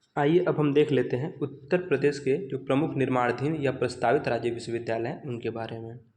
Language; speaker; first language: Hindi; native; Hindi